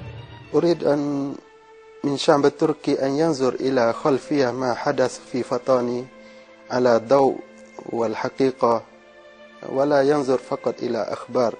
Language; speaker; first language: Arabic; non-native, learner; Malay